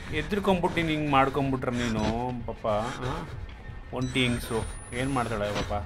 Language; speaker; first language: Kannada; native; Kannada